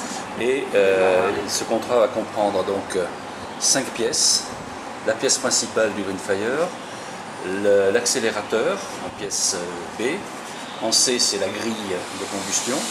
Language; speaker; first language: French; native; French